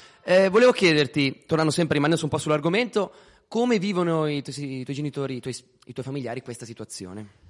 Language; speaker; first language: Italian; native; Italian